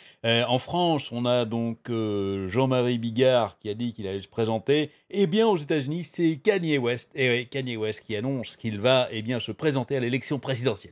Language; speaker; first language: French; native; French